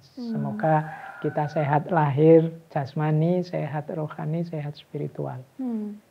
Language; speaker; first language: Indonesian; non-native, local second language; Javanese